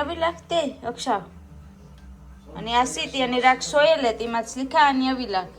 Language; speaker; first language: Hebrew; non-native, learner; Gujarati